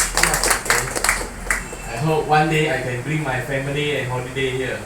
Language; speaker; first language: English; non-native, learner; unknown